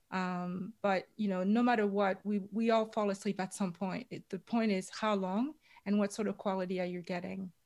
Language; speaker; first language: English; non-native, fluent; French